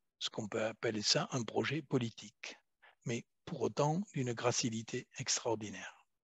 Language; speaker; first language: French; native; French